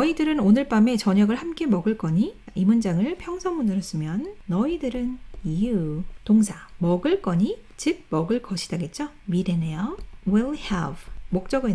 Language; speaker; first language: Korean; native; Korean